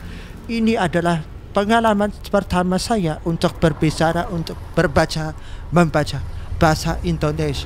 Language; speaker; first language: Indonesian; non-native, learner; English